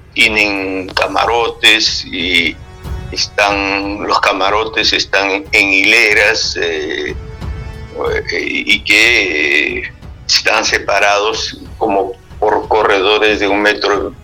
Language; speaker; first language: Spanish; native; Spanish